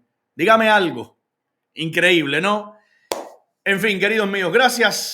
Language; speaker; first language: Spanish; native; Spanish